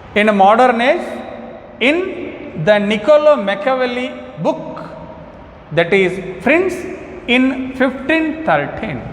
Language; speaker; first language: English; non-native, local second language; Kannada